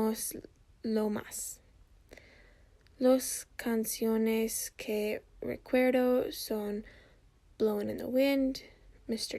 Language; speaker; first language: Spanish; non-native, learner; English